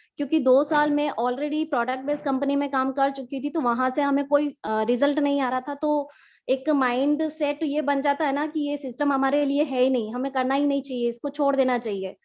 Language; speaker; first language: Hindi; native; Hindi